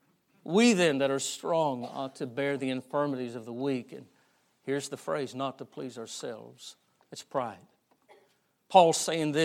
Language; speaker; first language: English; native; English